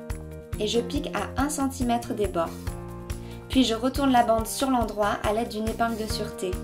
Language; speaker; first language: French; native; French